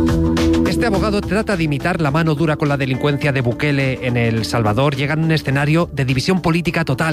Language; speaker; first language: Spanish; native; Spanish